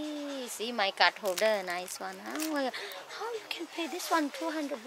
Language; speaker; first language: English; non-native, learner; Thai